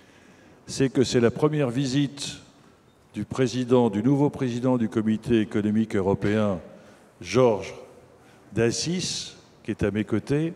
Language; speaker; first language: French; native; French